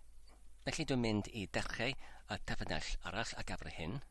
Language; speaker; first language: Welsh; non-native, learner; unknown